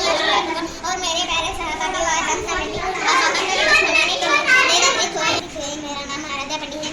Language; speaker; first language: Hindi; non-native, local second language; Kannada